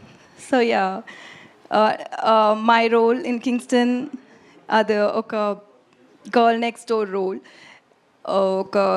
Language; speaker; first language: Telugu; non-native, learner; Tamil